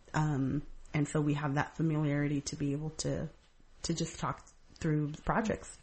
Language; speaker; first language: English; early bilingual, other home language; Spanish